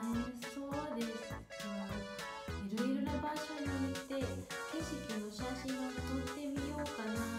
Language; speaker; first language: Japanese; non-native, learner; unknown